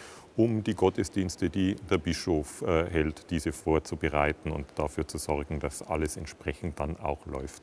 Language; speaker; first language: German; native; German